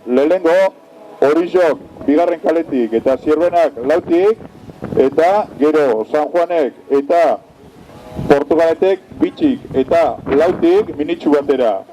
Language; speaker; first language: Basque; native; Basque